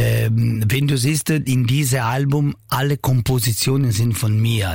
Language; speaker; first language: German; non-native, learner; Italian